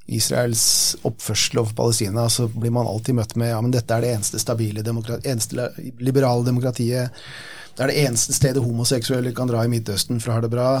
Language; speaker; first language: Norwegian; native; Norwegian